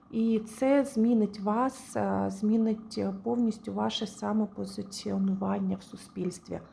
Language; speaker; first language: Ukrainian; non-native, local second language; Russian